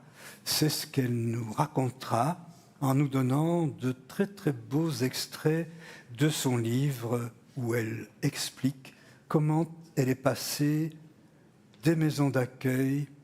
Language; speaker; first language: French; native; French